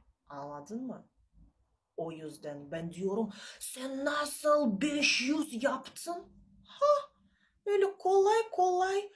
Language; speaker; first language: Turkish; non-native, learner; Russian